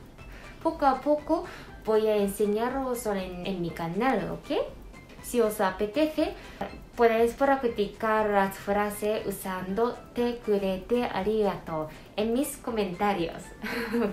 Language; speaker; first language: Spanish; non-native, fluent; Japanese